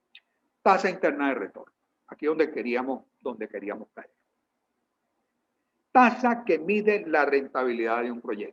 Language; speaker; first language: Spanish; native; Spanish